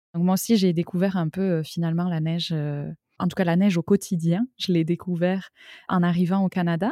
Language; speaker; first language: French; native; French